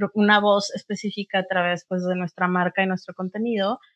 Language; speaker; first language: Spanish; native; Spanish